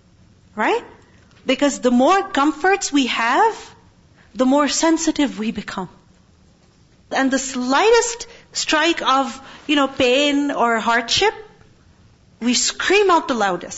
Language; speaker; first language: English; non-native, local second language; Urdu